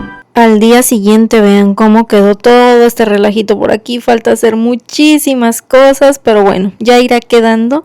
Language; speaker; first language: Spanish; native; Spanish